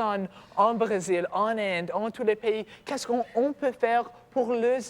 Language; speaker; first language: French; non-native, learner; English